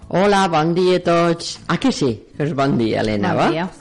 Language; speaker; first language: Catalan; native; Catalan